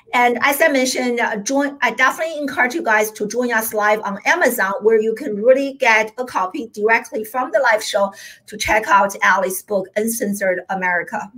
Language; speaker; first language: English; non-native, fluent; Chinese